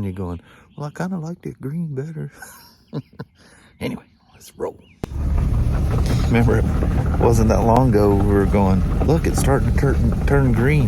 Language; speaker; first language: English; native; English